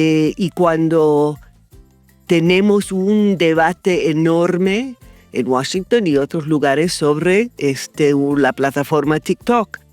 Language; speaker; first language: Spanish; non-native, fluent; English